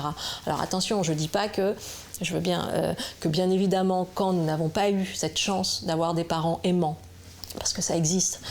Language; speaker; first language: French; native; French